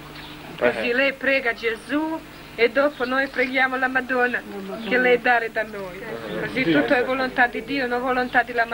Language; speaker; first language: Italian; non-native, learner; Croatian